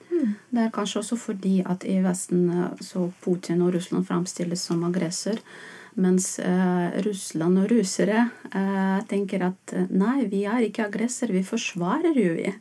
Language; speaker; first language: Norwegian; non-native, fluent; Russian